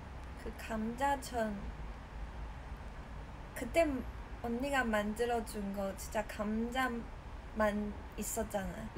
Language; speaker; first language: Korean; non-native, fluent; Chinese